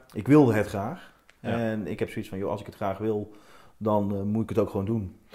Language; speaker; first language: Dutch; native; Dutch